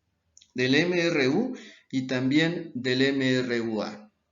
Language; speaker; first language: Spanish; native; Spanish